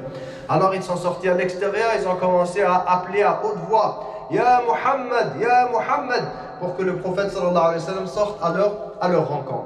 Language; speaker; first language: French; non-native, local second language; Arabic